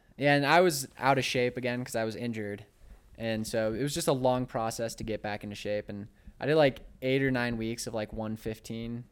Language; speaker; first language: English; early bilingual, other home language; Spanish